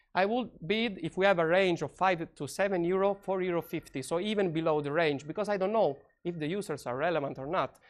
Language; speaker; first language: English; non-native, fluent; Italian